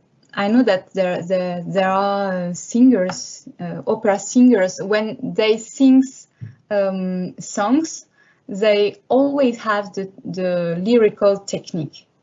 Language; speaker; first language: English; non-native, learner; French